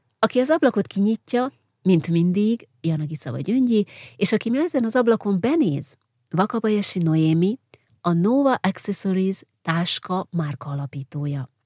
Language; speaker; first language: Hungarian; native; Hungarian